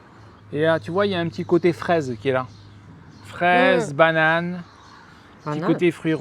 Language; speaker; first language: French; native; French